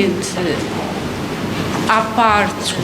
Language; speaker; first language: Portuguese; native; Portuguese